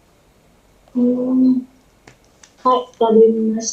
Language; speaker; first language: Japanese; non-native, learner; Indonesian